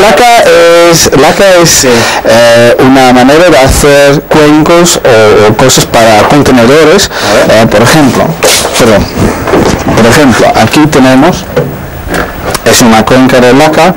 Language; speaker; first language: Spanish; non-native, fluent; Dutch